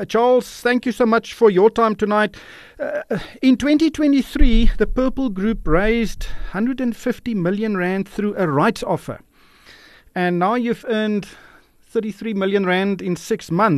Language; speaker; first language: English; non-native, local second language; Afrikaans